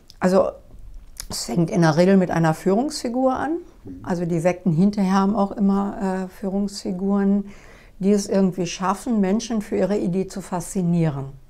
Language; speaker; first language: German; native; German